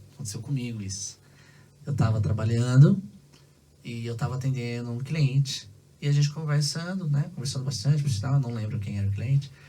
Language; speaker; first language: Portuguese; native; Portuguese